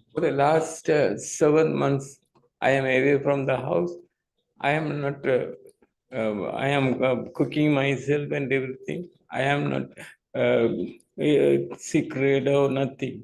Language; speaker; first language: English; non-native, learner; Tamil